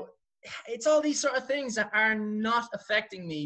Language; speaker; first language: English; native; English